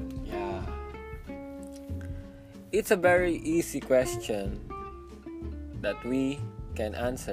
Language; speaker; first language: English; non-native, local second language; Filipino